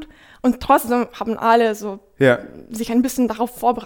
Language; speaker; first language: German; non-native, fluent; Ukrainian